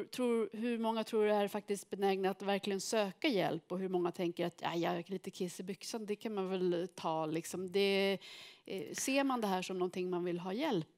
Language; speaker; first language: Swedish; native; Swedish